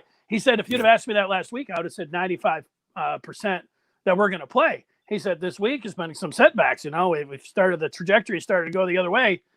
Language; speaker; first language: English; native; English